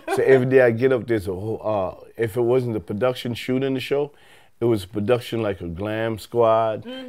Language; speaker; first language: English; native; English